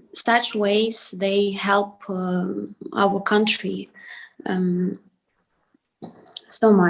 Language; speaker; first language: English; non-native, learner; Ukrainian